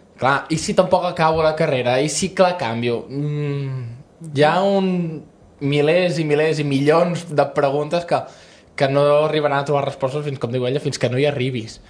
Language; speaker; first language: Catalan; native; Catalan